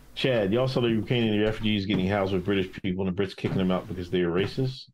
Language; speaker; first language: English; native; English